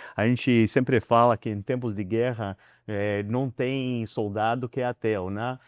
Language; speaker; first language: Portuguese; non-native, fluent; English